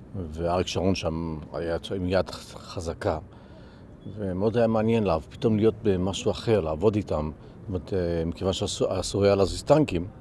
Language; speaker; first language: Hebrew; native; Hebrew